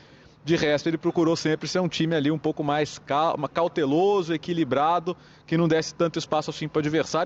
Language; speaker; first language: Portuguese; native; Portuguese